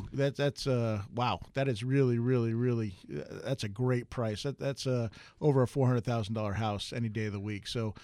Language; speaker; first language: English; native; English